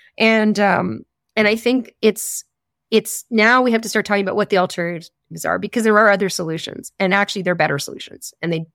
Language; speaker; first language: English; native; English